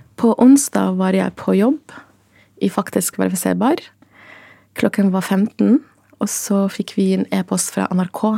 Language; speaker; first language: Norwegian; non-native, fluent; Arabic